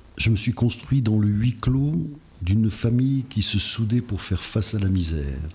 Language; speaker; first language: French; early bilingual, other home language; Spanish